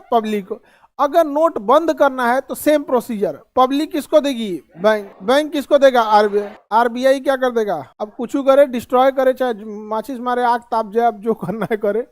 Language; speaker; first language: Hindi; native; Hindi